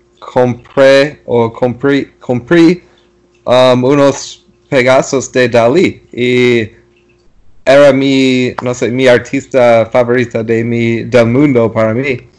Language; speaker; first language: Spanish; non-native, learner; English